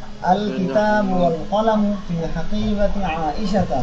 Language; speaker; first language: Arabic; non-native, fluent; Bangla